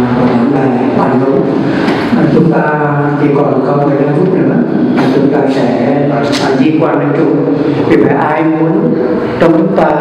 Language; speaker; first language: Vietnamese; native; Vietnamese